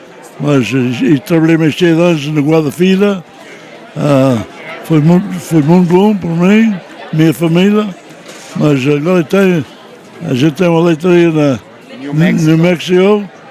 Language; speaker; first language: Portuguese; early bilingual, heritage; Portuguese